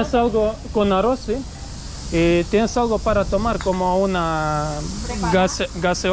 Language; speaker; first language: Spanish; non-native, learner; Croatian